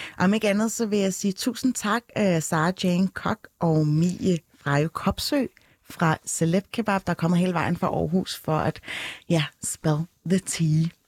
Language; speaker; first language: Danish; early bilingual, other home language; Arabic